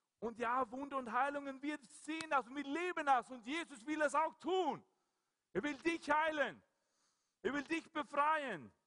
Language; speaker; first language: German; non-native, fluent; Swedish